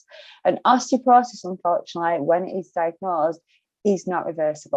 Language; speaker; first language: English; native; English